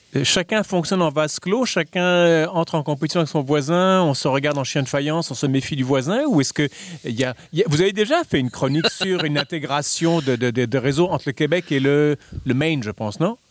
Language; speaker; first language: French; native; French